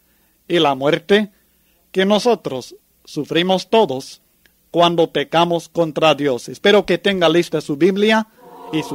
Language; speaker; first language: Spanish; native; Spanish